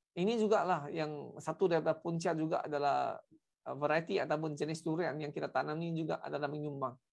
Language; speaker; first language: Malay; non-native, local second language; Chinese